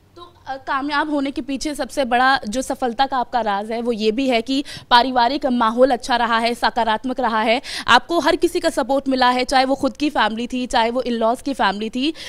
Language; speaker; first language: Hindi; native; Hindi